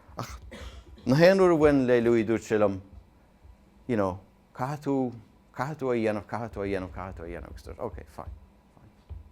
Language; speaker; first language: Irish; native; Irish